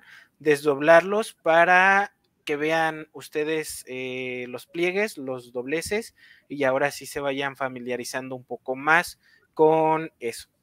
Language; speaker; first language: Spanish; native; Spanish